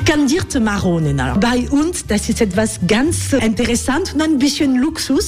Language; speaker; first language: German; non-native, learner; French